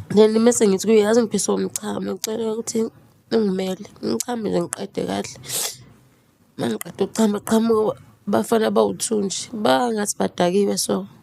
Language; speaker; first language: Zulu; native; Zulu